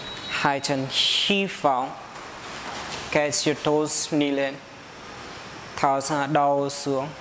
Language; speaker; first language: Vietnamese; non-native, learner; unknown